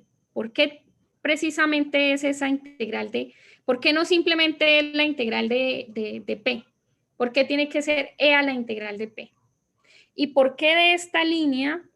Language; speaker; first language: Spanish; native; Spanish